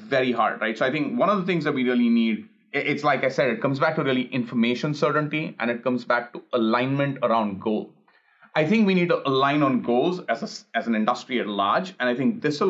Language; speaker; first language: English; non-native, local second language; Hindi